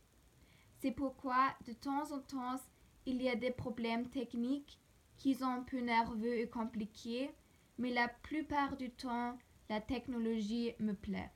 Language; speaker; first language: French; non-native, learner; German